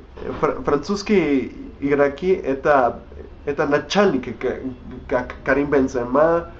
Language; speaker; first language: Russian; non-native, learner; Spanish